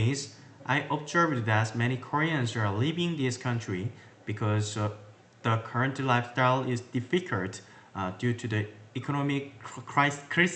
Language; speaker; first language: English; non-native, learner; Korean